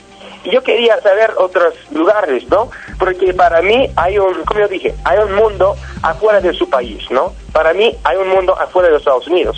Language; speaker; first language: Spanish; non-native, learner; English